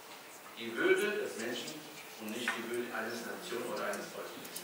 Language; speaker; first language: German; early bilingual, other home language; Kurdish